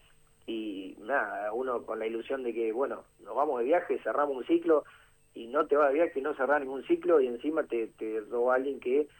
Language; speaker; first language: Spanish; native; Spanish